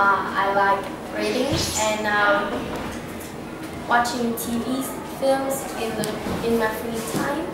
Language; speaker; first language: English; non-native, learner; Vietnamese